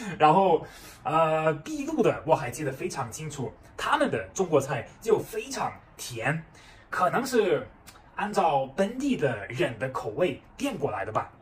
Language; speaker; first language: Chinese; non-native, fluent; German